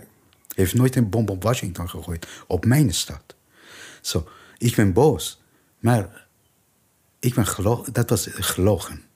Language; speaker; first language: Dutch; non-native, learner; Persian